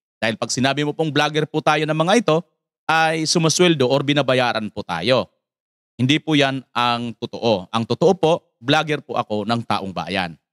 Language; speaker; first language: Filipino; native; Filipino